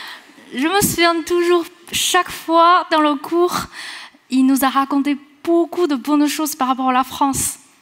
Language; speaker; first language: French; non-native, fluent; Chinese